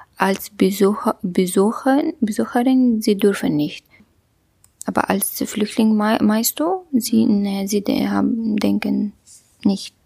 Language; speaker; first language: German; non-native, learner; Kurdish